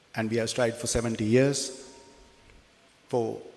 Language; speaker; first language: English; non-native, local second language; Sinhala